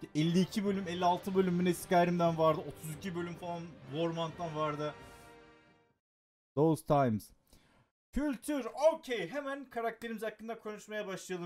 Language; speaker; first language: Turkish; native; Turkish